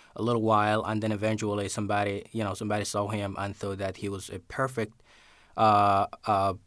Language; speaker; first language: English; non-native, fluent; Somali